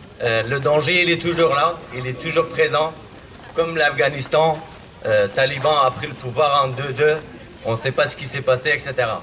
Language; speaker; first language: French; non-native, fluent; Kurdish